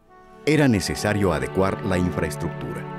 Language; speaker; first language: Spanish; native; Spanish